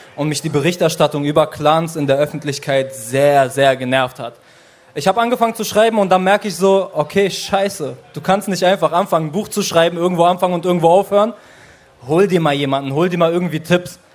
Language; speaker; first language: German; early bilingual, other home language; Arabic